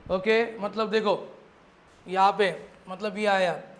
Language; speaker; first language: Hindi; non-native, local second language; Marathi